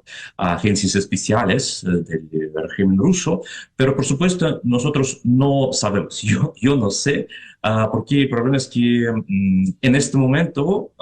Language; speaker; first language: Spanish; non-native, fluent; Russian